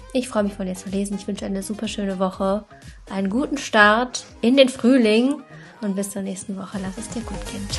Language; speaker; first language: German; native; German